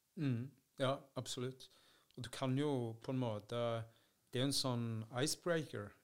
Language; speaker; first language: Norwegian; early bilingual, other home language; Dutch